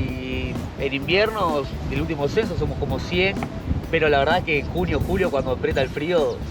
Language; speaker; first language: Spanish; native; Spanish